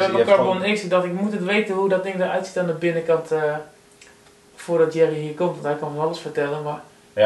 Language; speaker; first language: Dutch; native; Dutch